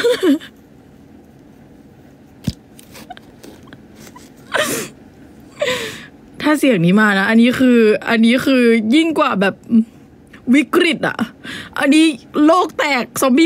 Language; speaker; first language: Thai; native; Thai